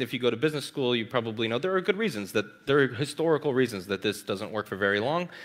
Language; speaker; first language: English; native; English